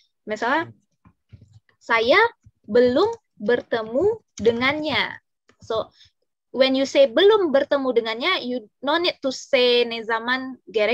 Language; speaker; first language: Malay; non-native, fluent; Indonesian